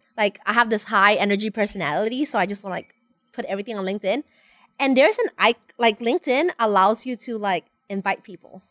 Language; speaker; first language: English; non-native, fluent; Spanish